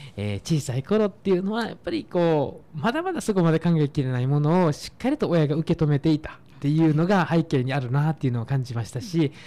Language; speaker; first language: Japanese; native; Japanese